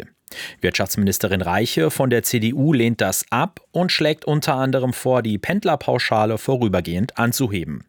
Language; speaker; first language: German; native; German